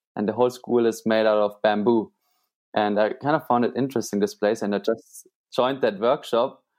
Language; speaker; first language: English; non-native, fluent; German